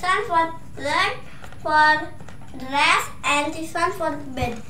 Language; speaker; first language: English; non-native, learner; Indonesian